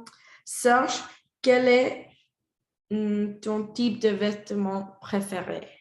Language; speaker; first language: French; non-native, learner; Spanish